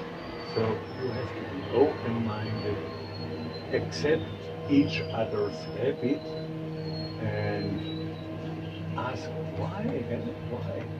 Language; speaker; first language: English; non-native, fluent; German